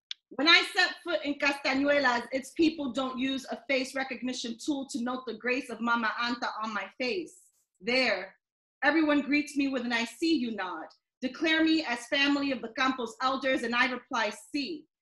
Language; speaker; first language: English; early bilingual, other home language; Spanish